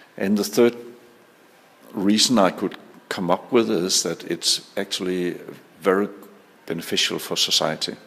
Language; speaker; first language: English; non-native, fluent; Danish